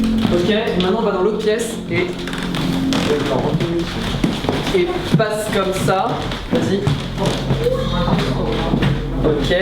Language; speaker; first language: French; native; French